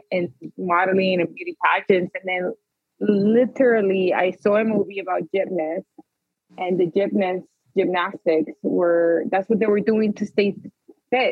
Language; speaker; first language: English; early bilingual, other home language; Spanish